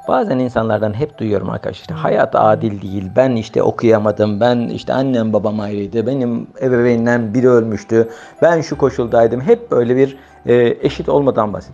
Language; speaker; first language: Turkish; native; Turkish